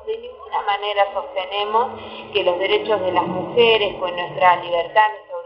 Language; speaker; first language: Spanish; native; Spanish